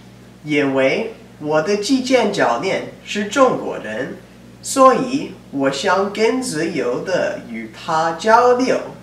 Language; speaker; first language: Chinese; non-native, learner; English